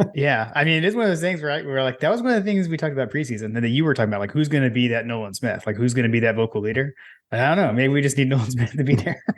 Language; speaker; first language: English; native; English